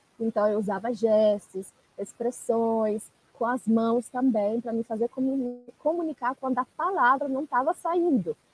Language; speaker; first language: Portuguese; non-native, fluent; Italian